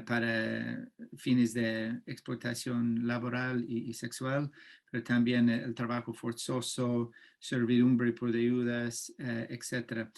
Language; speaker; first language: Spanish; non-native, fluent; English